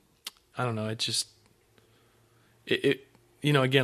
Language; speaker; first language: English; native; English